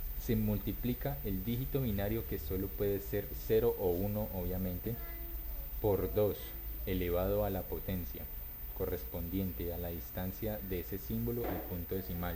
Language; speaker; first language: Spanish; native; Spanish